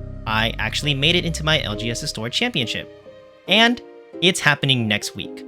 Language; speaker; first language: English; native; English